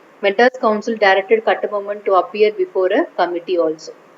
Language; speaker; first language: English; non-native, local second language; Tamil